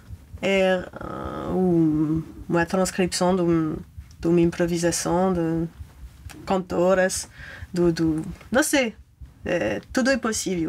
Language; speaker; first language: Portuguese; non-native, fluent; French